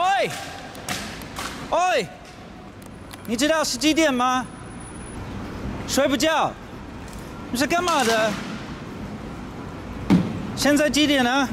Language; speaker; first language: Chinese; non-native, learner; English